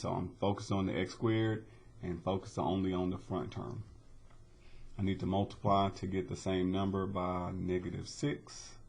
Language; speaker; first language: English; native; English